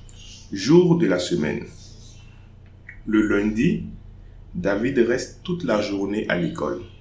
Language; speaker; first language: French; non-native, fluent; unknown